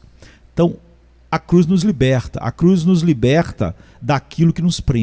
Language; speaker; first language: Portuguese; native; Portuguese